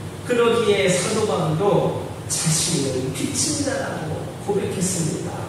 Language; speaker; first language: Korean; native; Korean